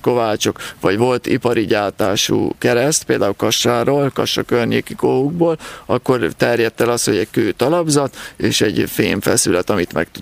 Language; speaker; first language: Hungarian; native; Hungarian